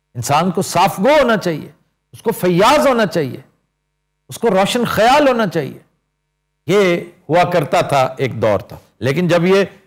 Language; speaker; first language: Urdu; native; Urdu